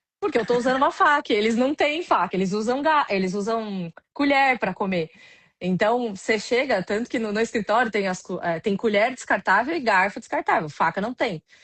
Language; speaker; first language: Portuguese; native; Portuguese